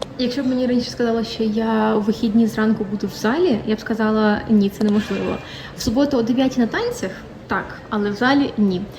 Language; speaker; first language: Ukrainian; non-native, local second language; Russian